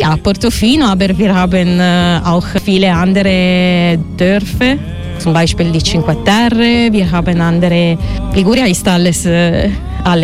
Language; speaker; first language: German; non-native, learner; Italian